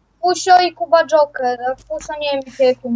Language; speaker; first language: Polish; native; Polish